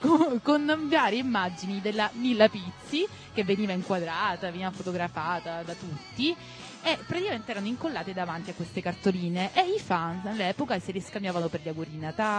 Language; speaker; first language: Italian; native; Italian